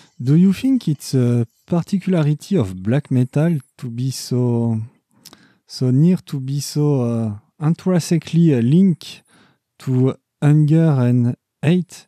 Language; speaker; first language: English; non-native, learner; French